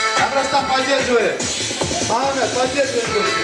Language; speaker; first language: Russian; non-native, local second language; Azerbaijani